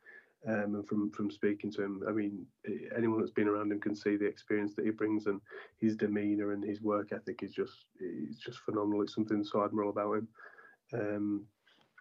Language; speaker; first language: English; native; English